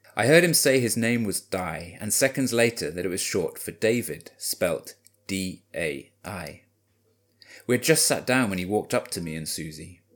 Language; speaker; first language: English; native; English